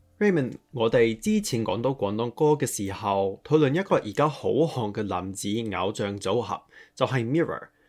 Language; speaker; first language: Cantonese; non-native, fluent; English